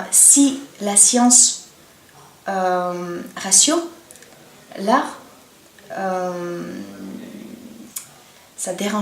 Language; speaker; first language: French; non-native, learner; Bulgarian